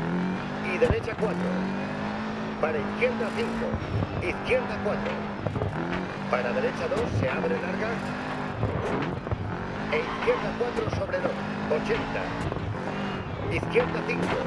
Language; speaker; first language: Spanish; native; Spanish